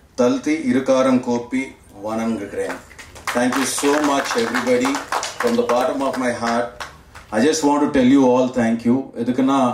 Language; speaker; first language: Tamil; non-native, learner; Telugu